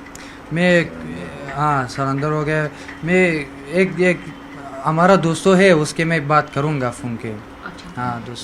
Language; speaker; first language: Hindi; non-native, learner; Persian